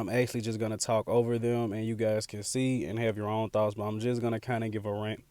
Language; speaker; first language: English; native; English